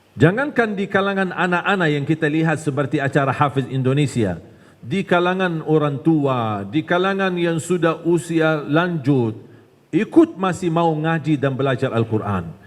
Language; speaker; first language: Malay; non-native, fluent; Arabic